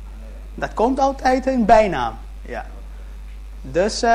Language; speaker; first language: Dutch; early bilingual, heritage; Dutch